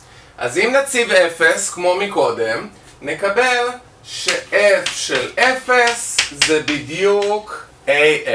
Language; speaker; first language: Hebrew; native; Hebrew